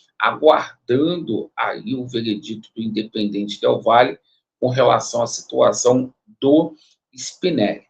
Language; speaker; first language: Portuguese; native; Portuguese